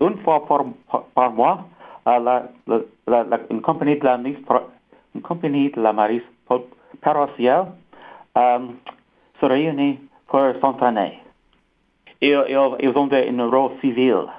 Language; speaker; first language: French; non-native, fluent; English